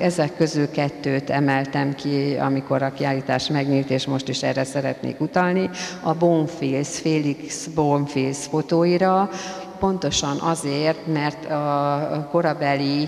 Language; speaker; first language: Hungarian; native; Hungarian